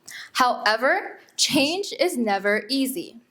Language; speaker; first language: English; native; English